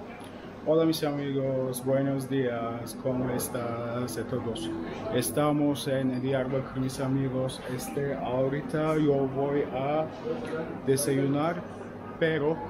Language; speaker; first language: Spanish; non-native, learner; Turkish